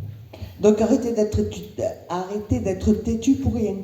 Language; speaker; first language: French; native; French